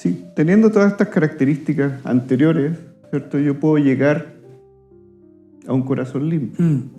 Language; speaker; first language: Spanish; native; Spanish